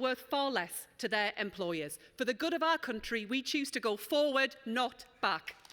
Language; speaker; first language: English; native; English